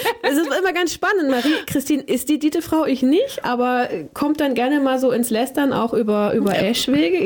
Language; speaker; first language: German; native; German